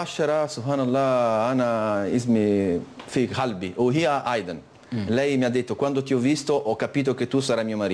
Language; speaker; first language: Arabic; non-native, learner; Italian